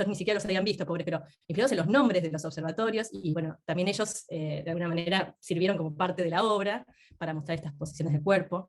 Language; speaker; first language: Spanish; native; Spanish